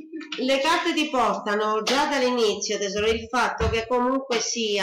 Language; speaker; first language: Italian; native; Italian